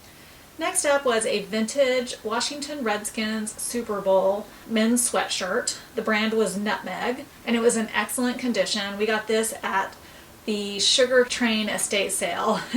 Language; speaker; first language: English; native; English